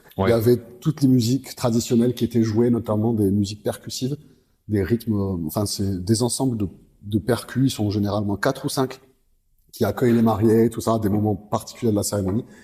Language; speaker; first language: French; native; French